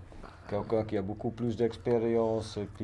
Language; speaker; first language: French; non-native, learner; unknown